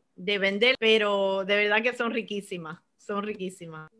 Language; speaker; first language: Spanish; early bilingual, heritage; Spanish